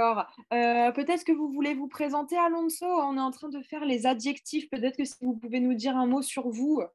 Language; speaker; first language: French; non-native, fluent; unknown